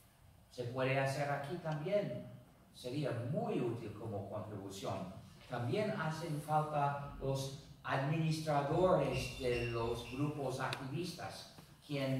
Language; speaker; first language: Spanish; non-native, fluent; English